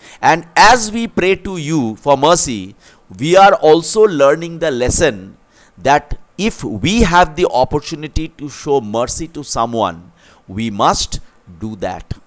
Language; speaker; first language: English; non-native, local second language; Bangla